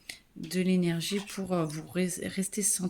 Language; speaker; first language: French; native; French